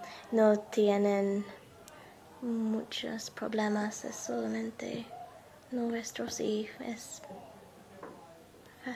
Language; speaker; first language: Spanish; non-native, learner; English